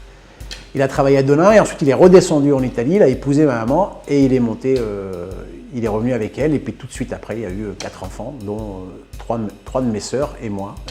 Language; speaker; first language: French; early bilingual, other home language; Italian